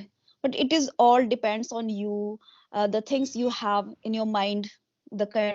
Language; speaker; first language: English; non-native, local second language; Hindi